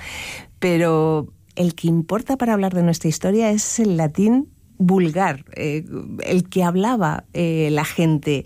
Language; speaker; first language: Spanish; native; Spanish